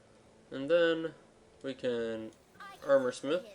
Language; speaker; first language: English; native; English